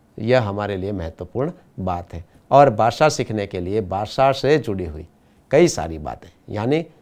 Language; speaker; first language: Hindi; non-native, local second language; Gujarati